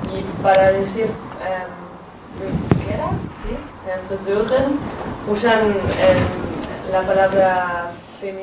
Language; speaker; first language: Spanish; non-native, fluent; German